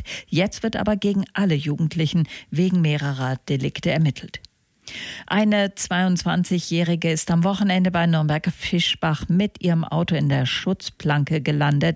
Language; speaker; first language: German; native; German